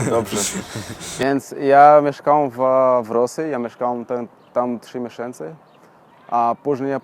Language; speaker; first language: Polish; non-native, fluent; Portuguese